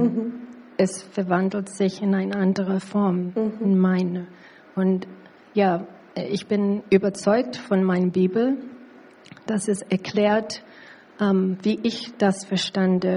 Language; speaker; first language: German; non-native, learner; English